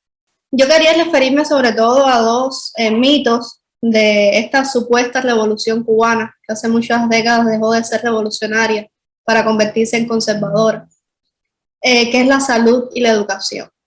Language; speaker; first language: Spanish; native; Spanish